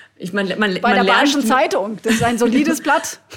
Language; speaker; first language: German; native; German